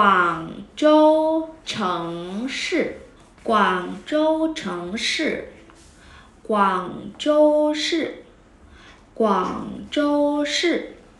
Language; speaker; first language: Chinese; non-native, fluent; Vietnamese